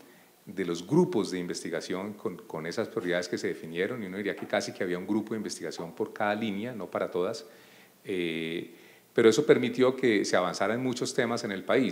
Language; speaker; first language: Spanish; native; Spanish